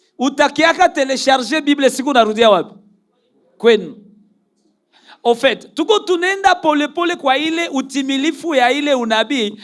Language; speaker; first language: Swahili; native; Swahili